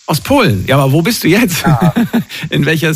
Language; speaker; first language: German; native; German